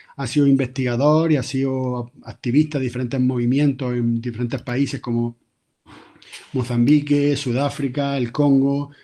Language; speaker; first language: Spanish; native; Spanish